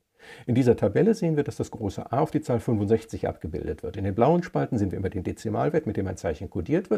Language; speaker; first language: German; native; German